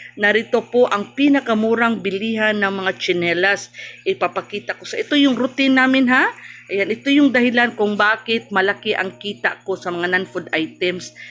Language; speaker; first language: Filipino; non-native, local second language; Cebuano